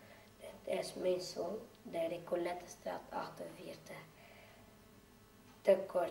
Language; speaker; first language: Dutch; early bilingual, other home language; Albanian